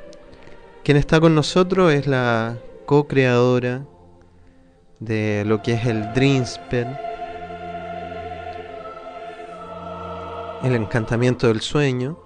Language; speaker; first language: Spanish; native; Spanish